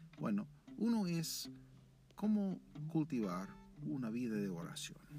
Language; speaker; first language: Spanish; non-native, fluent; English